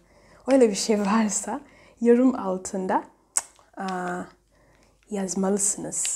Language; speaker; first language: Turkish; non-native, learner; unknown